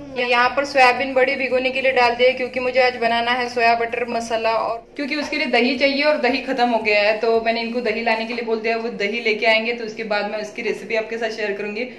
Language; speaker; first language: Hindi; non-native, local second language; Marathi